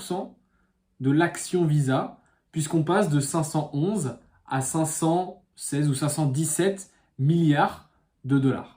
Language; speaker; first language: French; native; French